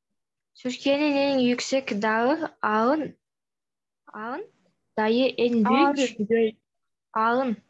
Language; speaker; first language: Turkish; non-native, learner; Kyrgyz